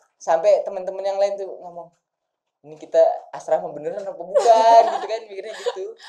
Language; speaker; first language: Indonesian; native; Indonesian